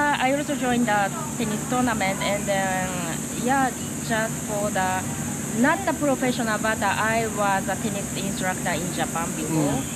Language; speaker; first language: English; non-native, learner; Japanese